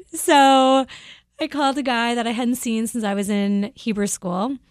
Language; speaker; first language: English; native; English